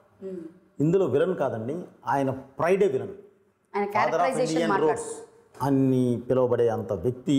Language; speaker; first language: Telugu; native; Telugu